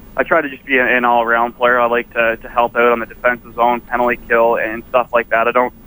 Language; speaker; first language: English; native; English